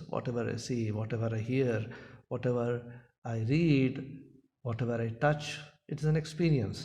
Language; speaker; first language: English; non-native, local second language; Hindi